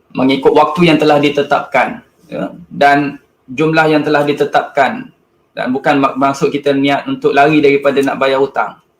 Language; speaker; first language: Malay; native; Malay